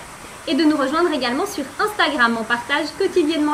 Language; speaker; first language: French; native; French